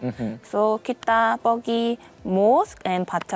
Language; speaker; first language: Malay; non-native, learner; Korean